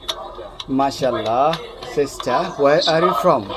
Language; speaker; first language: English; non-native, learner; Bangla